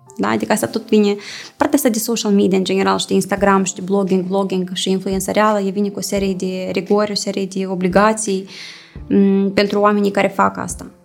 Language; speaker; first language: Romanian; native; Romanian